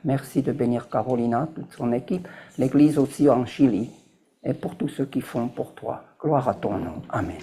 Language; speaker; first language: French; native; French